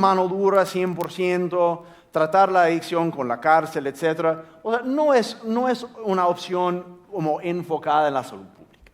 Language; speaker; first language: Spanish; non-native, fluent; English